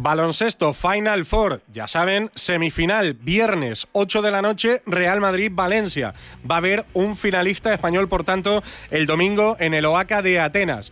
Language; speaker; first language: Spanish; native; Spanish